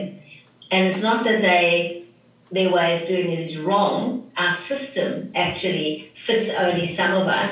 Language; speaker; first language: English; native; English